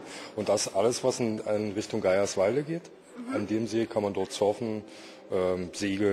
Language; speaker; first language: German; native; German